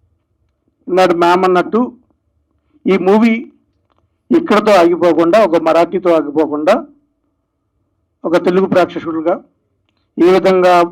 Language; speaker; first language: Telugu; native; Telugu